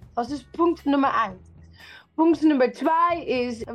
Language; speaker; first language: German; non-native, learner; Dutch